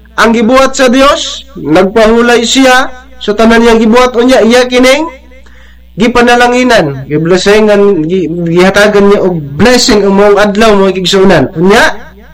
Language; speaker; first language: Cebuano; non-native, local second language; Bikol